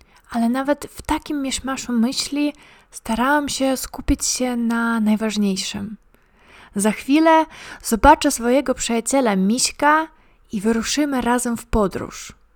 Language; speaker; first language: Polish; non-native, fluent; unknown